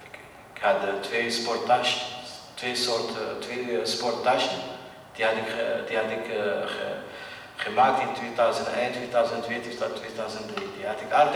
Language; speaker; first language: Dutch; non-native, learner; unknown